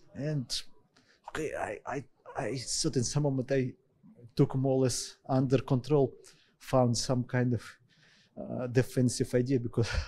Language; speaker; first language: English; non-native, fluent; Ukrainian